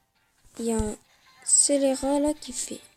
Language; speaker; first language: French; native; French